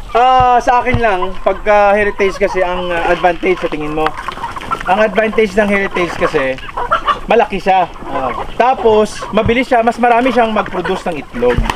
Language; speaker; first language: Filipino; native; Filipino